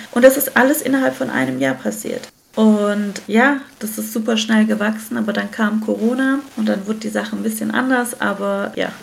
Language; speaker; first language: German; early bilingual, other home language; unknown